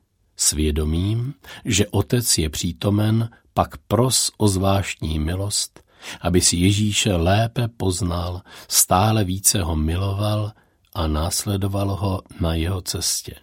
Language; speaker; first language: Czech; native; Czech